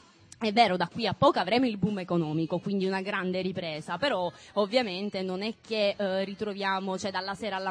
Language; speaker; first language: Italian; native; Italian